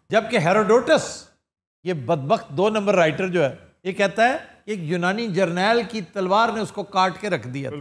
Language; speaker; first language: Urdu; non-native, local second language; Punjabi